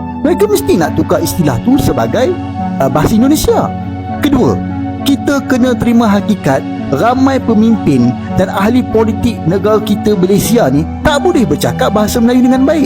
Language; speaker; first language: Malay; native; Malay